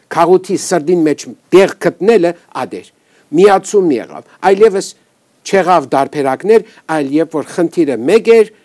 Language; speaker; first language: Armenian; early bilingual, heritage; Armenian